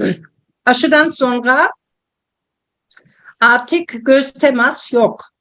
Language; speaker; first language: Turkish; non-native, learner; German